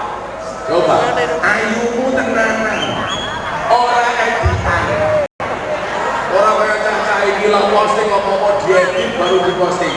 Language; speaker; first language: Indonesian; non-native, local second language; Javanese